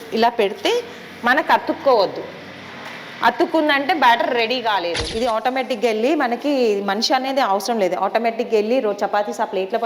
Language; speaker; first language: Telugu; native; Telugu